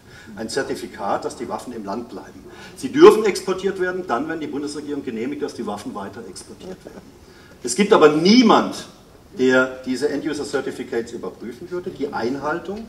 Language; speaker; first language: German; native; German